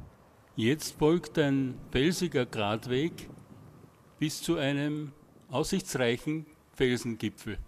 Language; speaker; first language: German; native; German